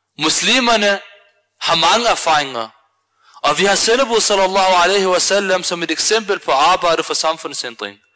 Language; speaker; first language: Danish; early bilingual, other home language; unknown